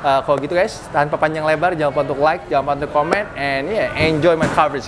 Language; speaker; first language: Indonesian; native; Indonesian